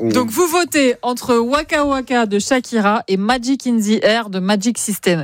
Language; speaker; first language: French; native; French